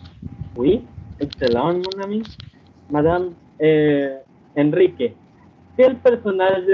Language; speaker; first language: French; non-native, learner; Spanish